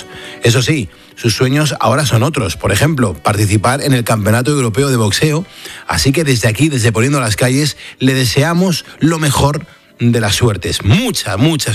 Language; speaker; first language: Spanish; native; Spanish